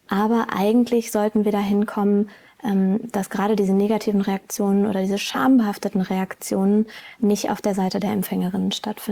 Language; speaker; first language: German; native; German